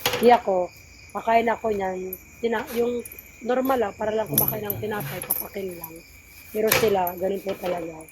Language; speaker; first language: Filipino; non-native, local second language; Waray